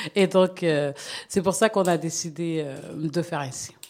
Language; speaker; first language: French; native; French